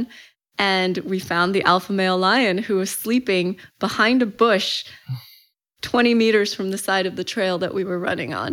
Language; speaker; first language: English; early bilingual, other home language; Chinese